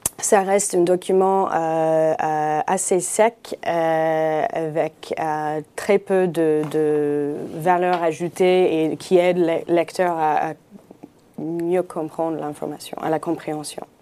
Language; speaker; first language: French; non-native, fluent; English